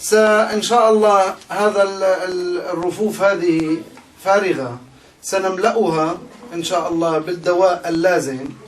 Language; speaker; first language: Arabic; native; Arabic